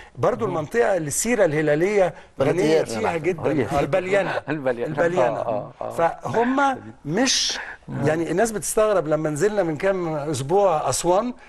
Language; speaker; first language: Arabic; native; Arabic